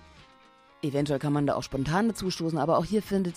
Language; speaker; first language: German; native; German